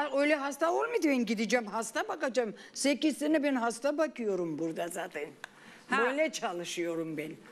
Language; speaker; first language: Turkish; non-native, learner; Armenian